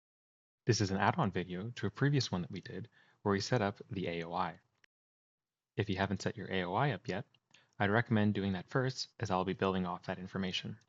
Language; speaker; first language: English; native; English